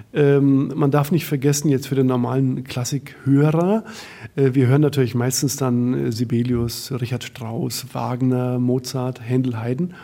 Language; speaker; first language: German; native; German